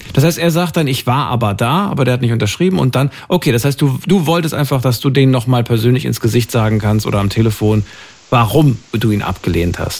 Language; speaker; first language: German; native; German